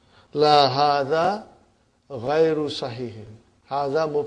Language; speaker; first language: Arabic; non-native, fluent; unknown